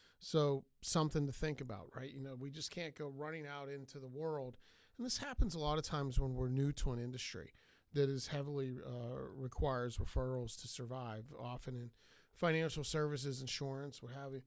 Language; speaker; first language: English; native; English